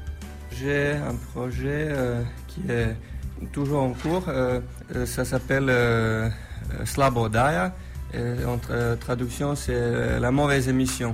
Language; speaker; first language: French; non-native, fluent; Slovenian